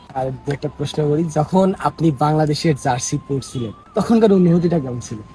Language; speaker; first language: Bangla; native; Bangla